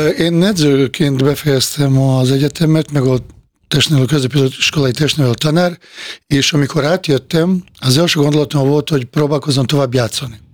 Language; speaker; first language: Hungarian; non-native, fluent; Bosnian